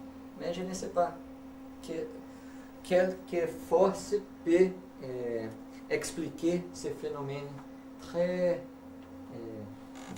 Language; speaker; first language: French; non-native, learner; Portuguese